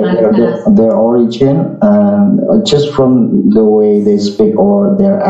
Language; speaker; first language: English; non-native, learner; Japanese